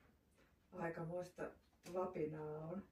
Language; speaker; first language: Finnish; native; Finnish